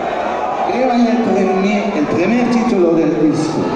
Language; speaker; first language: Spanish; non-native, fluent; German